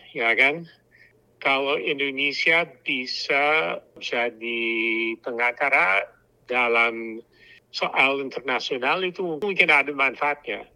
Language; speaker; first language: Indonesian; non-native, fluent; English